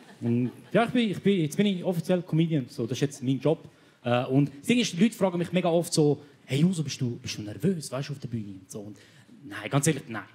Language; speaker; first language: German; early bilingual, other home language; Croatian